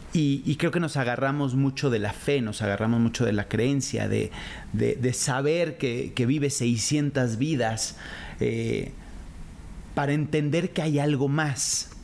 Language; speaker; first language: Spanish; native; Spanish